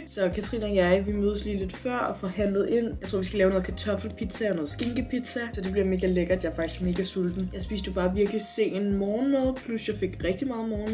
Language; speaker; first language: Danish; native; Danish